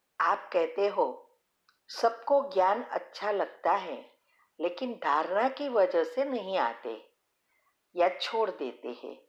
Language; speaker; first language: Hindi; native; Hindi